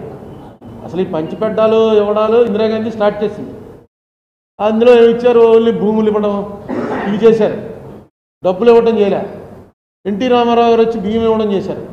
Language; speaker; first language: Telugu; native; Telugu